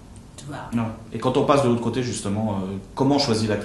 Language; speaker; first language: French; native; French